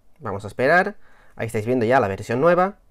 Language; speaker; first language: Spanish; native; Spanish